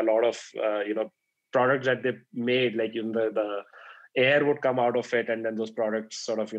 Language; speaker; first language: English; non-native, local second language; Hindi